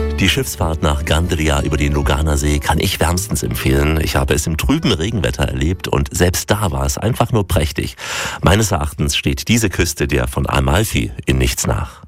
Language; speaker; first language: German; native; German